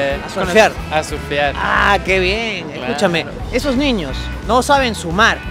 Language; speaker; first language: Spanish; native; Spanish